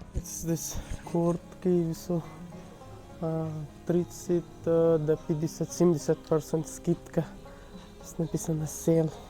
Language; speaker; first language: Russian; non-native, learner; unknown